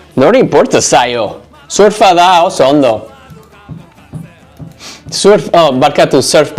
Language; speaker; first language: Basque; non-native, learner; English